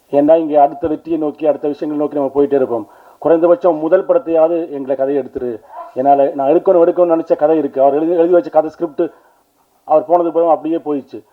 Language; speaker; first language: Tamil; native; Tamil